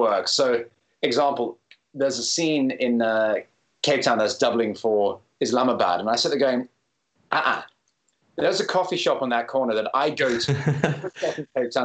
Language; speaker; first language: English; native; English